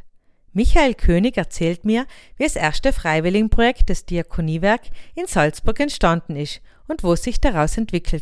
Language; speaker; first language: German; native; German